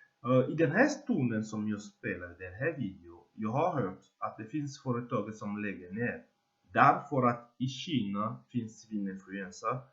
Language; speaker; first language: Swedish; non-native, fluent; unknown